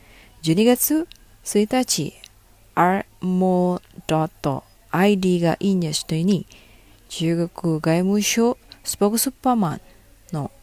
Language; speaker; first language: Japanese; non-native, fluent; Indonesian